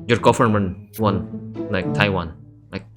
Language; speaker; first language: English; non-native, fluent; Indonesian